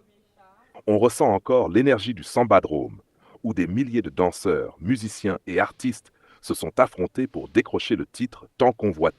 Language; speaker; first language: French; native; French